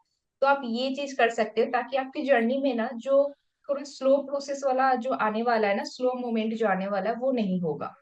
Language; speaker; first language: Hindi; native; Hindi